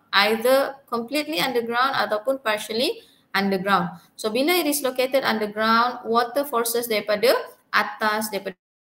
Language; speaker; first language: English; non-native, local second language; Malay